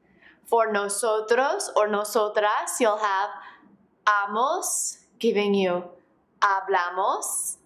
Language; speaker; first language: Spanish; non-native, fluent; English